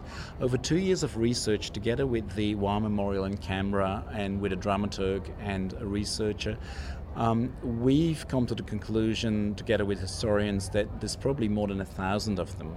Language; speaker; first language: English; non-native, fluent; Dutch